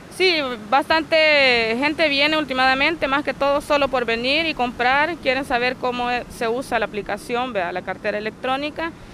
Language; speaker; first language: Spanish; native; Spanish